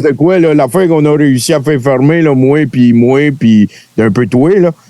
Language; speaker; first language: French; native; French